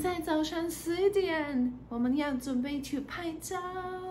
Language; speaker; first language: Chinese; non-native, learner; Russian